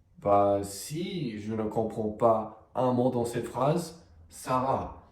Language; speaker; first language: French; non-native, fluent; English